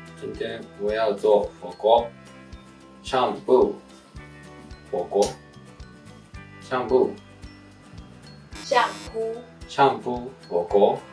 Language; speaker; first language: Chinese; non-native, fluent; Japanese